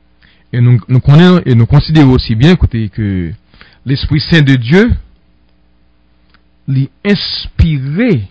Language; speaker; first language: French; non-native, local second language; Haitian Creole